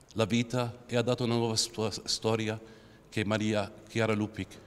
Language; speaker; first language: Italian; non-native, fluent; Arabic